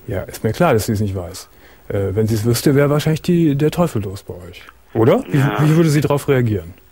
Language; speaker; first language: German; native; German